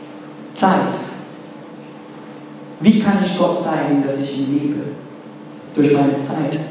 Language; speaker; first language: German; non-native, fluent; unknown